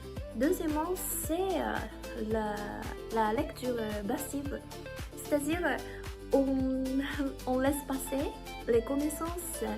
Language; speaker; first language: French; non-native, learner; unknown